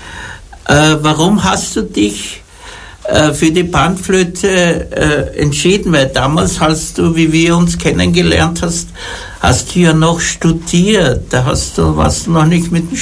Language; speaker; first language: German; native; German